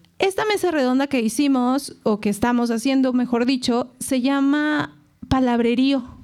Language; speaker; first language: Spanish; native; Spanish